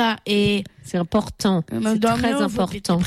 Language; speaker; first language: French; native; French